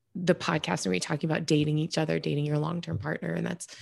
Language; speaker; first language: English; native; English